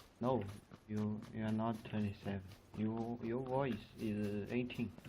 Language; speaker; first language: English; non-native, learner; Chinese